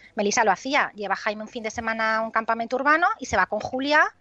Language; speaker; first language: Spanish; native; Spanish